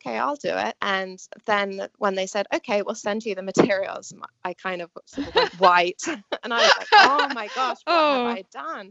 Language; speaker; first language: English; native; English